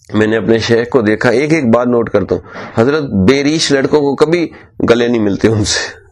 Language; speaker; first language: Urdu; native; Urdu